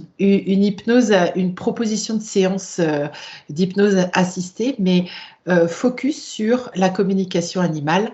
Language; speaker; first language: French; native; French